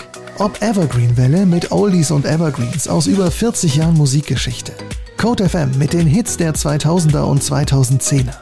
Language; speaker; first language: German; native; German